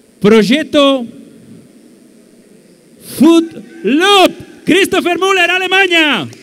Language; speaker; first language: English; non-native, learner; Portuguese